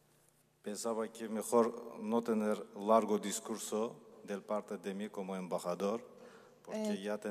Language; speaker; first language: Spanish; non-native, learner; Azerbaijani